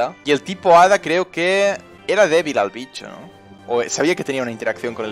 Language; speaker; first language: Spanish; native; Spanish